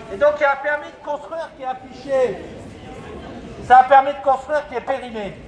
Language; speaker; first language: French; native; French